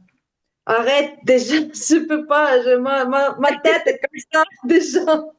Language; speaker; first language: French; non-native, learner; Ukrainian